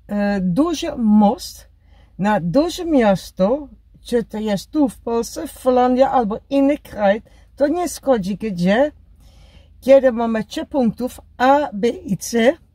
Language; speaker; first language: Polish; non-native, learner; Dutch